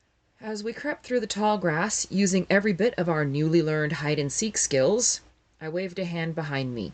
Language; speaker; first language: English; native; English